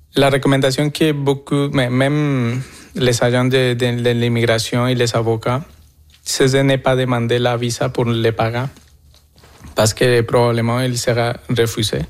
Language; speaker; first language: French; non-native, fluent; Spanish